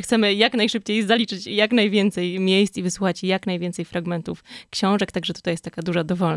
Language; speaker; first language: Polish; native; Polish